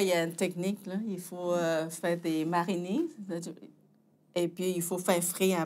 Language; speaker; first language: French; non-native, fluent; Chinese